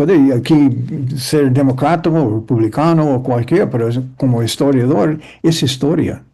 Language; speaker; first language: Spanish; early bilingual, heritage; English